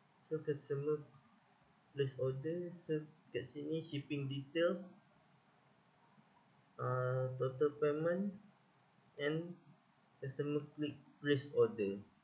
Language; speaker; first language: English; non-native, local second language; Malay